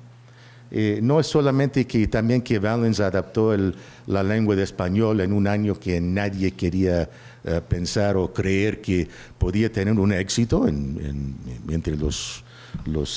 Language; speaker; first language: Spanish; early bilingual, heritage; Spanish